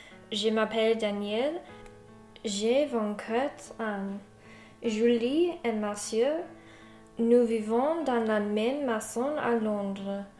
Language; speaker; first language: French; non-native, learner; English